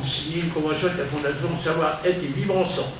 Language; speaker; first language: French; native; French